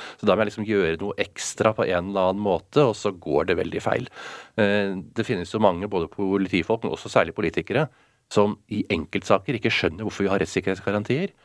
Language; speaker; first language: Norwegian; native; Norwegian